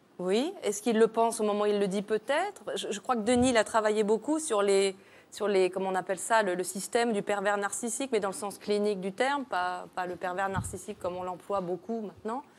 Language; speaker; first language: French; native; French